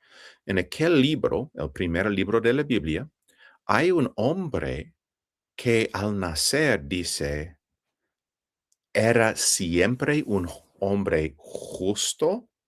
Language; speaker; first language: Spanish; non-native, fluent; English